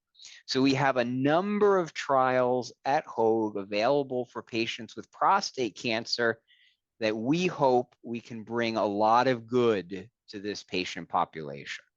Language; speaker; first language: English; native; English